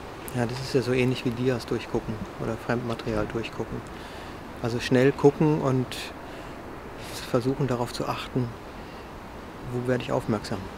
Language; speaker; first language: German; native; German